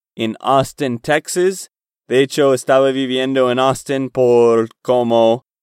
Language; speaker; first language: Spanish; non-native, learner; English